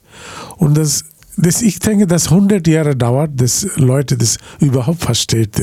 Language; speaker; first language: German; non-native, learner; Bangla